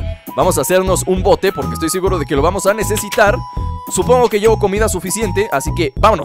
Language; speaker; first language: Spanish; native; Spanish